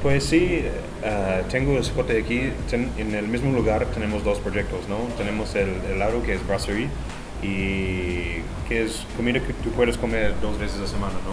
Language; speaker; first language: Spanish; non-native, fluent; English